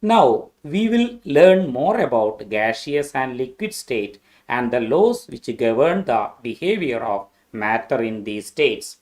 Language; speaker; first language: English; non-native, local second language; Malayalam